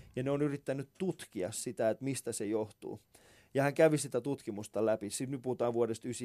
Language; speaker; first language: Finnish; early bilingual, other home language; Persian